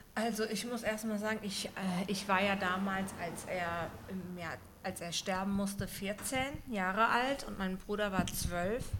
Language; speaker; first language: German; early bilingual, other home language; Turkish